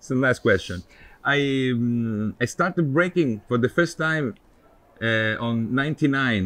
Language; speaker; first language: English; non-native, fluent; Italian